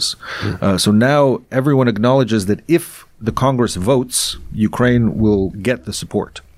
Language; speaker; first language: English; non-native, fluent; Russian